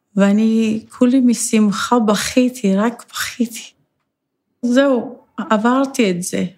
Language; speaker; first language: Hebrew; non-native, fluent; Persian